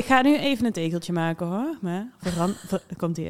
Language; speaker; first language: Dutch; native; Dutch